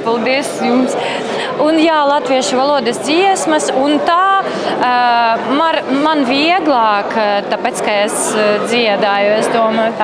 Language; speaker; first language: Latvian; non-native, learner; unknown